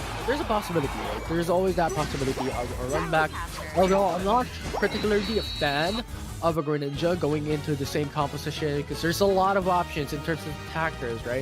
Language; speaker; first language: English; non-native, local second language; Filipino